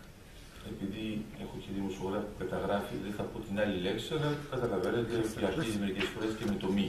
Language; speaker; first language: Greek; early bilingual, heritage; Greek